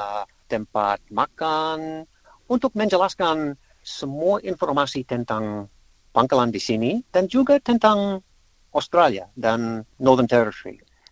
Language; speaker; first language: Indonesian; non-native, learner; English